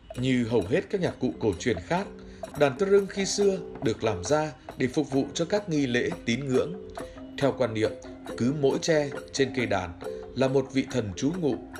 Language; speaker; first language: Vietnamese; native; Vietnamese